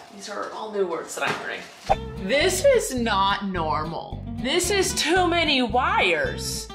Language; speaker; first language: English; native; English